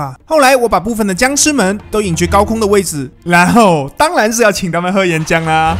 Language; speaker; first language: Chinese; native; Chinese